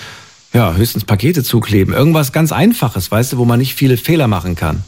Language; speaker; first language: German; native; German